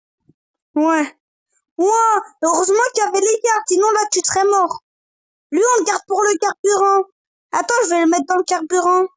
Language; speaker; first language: French; native; French